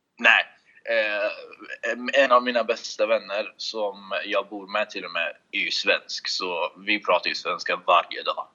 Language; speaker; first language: Swedish; early bilingual, other home language; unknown